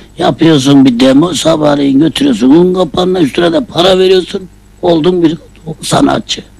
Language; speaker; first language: Turkish; native; Turkish